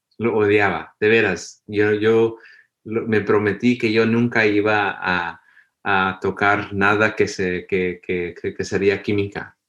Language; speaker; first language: Spanish; early bilingual, heritage; Spanish